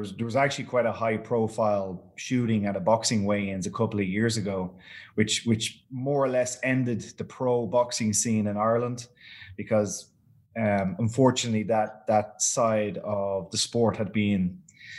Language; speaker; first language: English; native; English